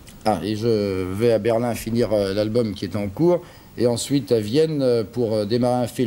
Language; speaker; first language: French; native; French